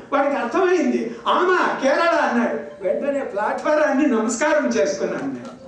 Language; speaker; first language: Telugu; non-native, local second language; Kannada